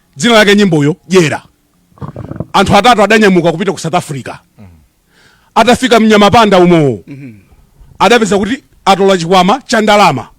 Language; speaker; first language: Nyanja; native; Nyanja